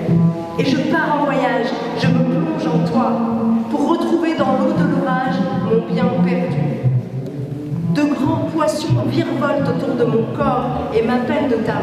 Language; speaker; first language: French; native; French